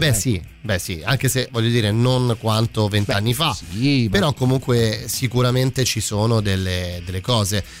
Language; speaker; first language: Italian; native; Italian